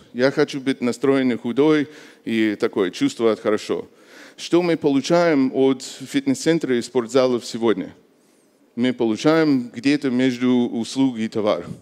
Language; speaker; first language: Russian; non-native, fluent; English